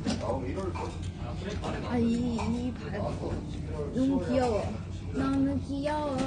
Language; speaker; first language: Korean; non-native, fluent; Japanese